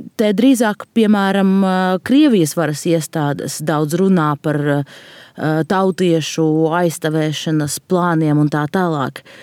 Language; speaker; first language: Latvian; non-native, local second language; Russian